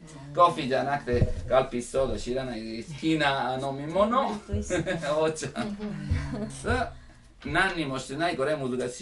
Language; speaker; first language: Japanese; non-native, learner; Italian